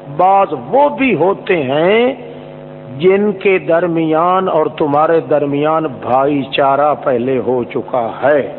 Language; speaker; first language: Urdu; non-native, local second language; Saraiki